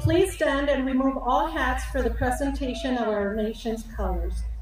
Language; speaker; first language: English; native; English